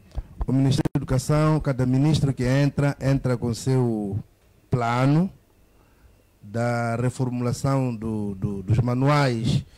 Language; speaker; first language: Portuguese; native; Portuguese